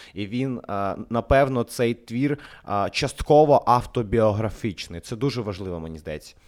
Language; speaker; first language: Ukrainian; non-native, local second language; Russian